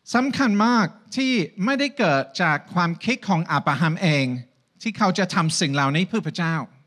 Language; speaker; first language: Thai; non-native, fluent; English